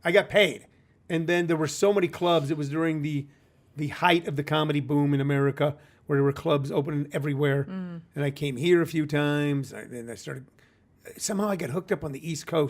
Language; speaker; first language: English; native; English